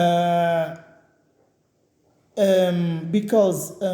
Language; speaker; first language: English; non-native, learner; Portuguese